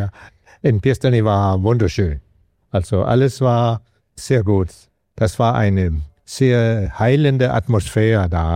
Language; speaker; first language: German; non-native, learner; Danish